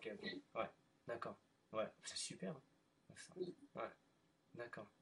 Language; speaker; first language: French; non-native, fluent; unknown